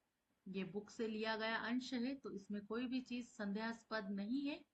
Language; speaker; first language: Hindi; native; Hindi